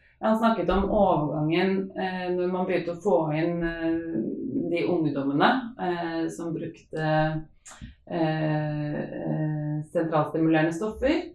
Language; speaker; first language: Norwegian; native; Norwegian